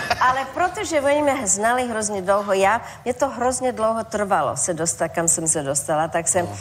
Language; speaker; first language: Czech; early bilingual, heritage; Czech